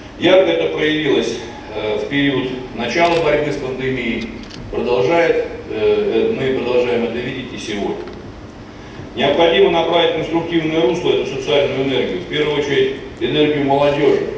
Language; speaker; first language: Russian; native; Russian